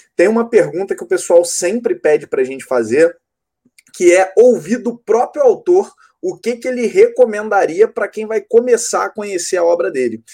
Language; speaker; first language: Portuguese; native; Portuguese